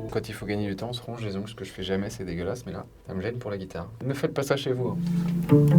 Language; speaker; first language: French; native; French